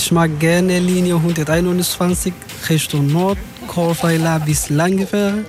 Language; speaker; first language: German; non-native, learner; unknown